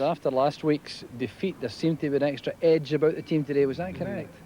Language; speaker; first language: English; native; English